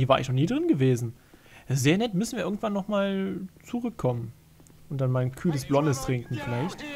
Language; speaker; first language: German; native; German